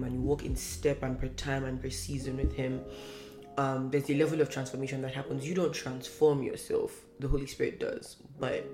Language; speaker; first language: English; non-native, local second language; Hausa